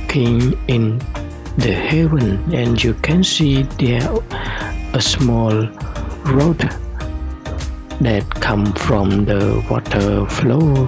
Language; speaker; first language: English; non-native, learner; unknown